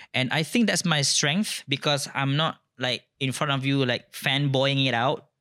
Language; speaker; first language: English; non-native, local second language; Malay